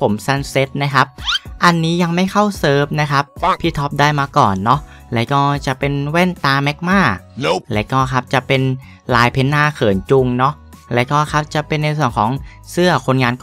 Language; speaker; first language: Thai; native; Thai